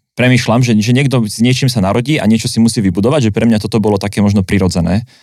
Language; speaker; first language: Slovak; native; Slovak